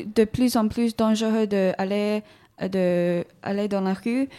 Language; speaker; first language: French; non-native, learner; Cantonese